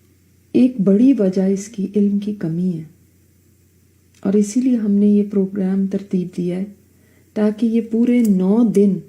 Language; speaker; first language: Urdu; native; Urdu